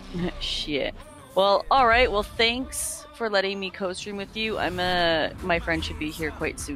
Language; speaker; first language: English; native; English